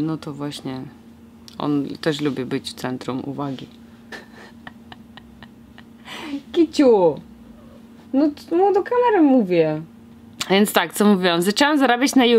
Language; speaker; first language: Polish; non-native, fluent; Russian